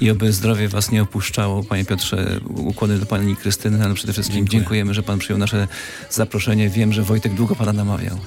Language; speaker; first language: Polish; native; Polish